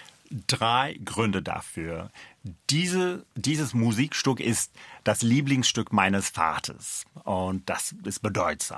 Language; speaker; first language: German; non-native, fluent; English